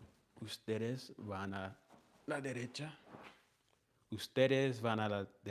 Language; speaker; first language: Spanish; non-native, learner; English